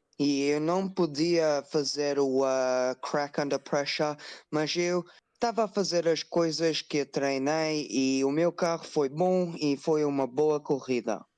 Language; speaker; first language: Portuguese; non-native, learner; English